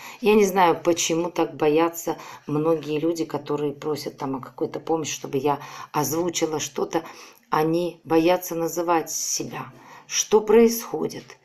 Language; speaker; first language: Russian; native; Russian